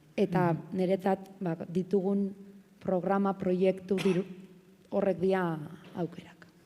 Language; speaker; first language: Basque; native; Basque